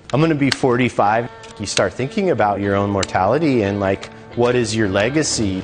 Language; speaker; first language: English; native; English